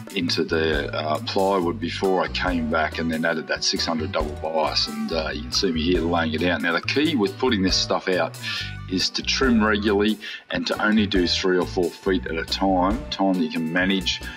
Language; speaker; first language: English; native; English